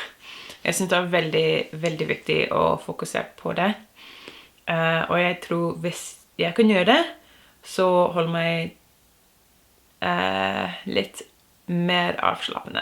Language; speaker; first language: Norwegian; non-native, learner; English